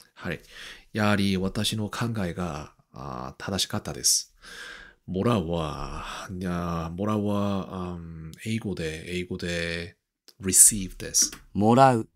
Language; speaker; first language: Japanese; non-native, learner; Korean